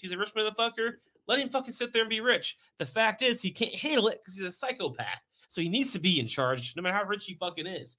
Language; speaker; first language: English; native; English